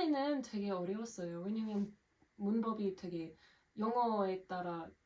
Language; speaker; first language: Korean; non-native, fluent; English